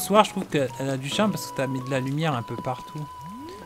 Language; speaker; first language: French; native; French